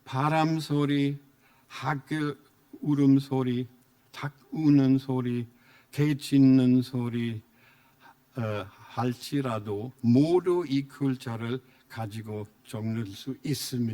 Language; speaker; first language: Korean; non-native, fluent; German